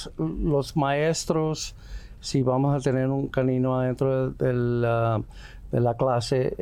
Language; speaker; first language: Spanish; early bilingual, heritage; Spanish